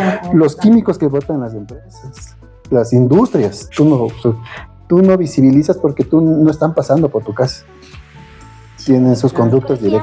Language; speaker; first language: Spanish; native; Spanish